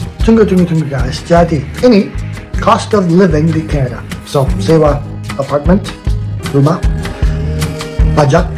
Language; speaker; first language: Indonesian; non-native, learner; English